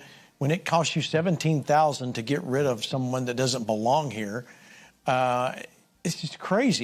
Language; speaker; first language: English; native; English